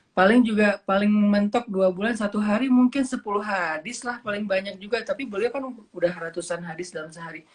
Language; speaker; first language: Indonesian; native; Indonesian